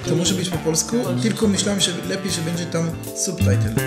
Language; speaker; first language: Polish; non-native, learner; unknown